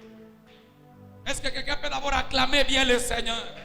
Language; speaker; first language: French; non-native, local second language; Swahili